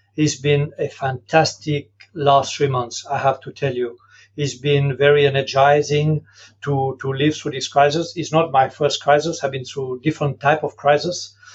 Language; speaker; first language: English; non-native, fluent; French